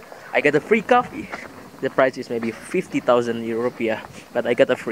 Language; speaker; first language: English; non-native, learner; Indonesian